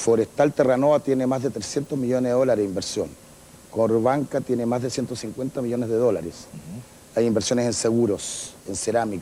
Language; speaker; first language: Spanish; native; Spanish